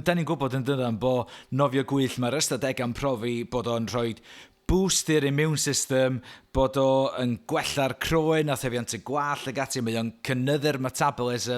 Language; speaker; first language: Welsh; native; Welsh